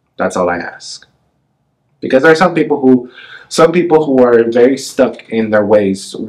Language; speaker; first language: English; native; English